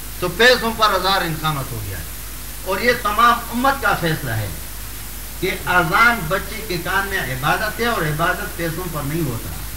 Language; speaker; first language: Urdu; non-native, local second language; Pashto